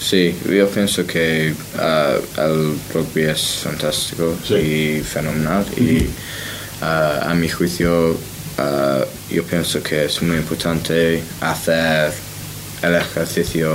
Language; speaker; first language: Spanish; non-native, learner; English